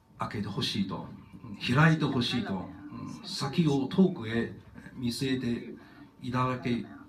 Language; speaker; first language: Japanese; non-native, fluent; Chinese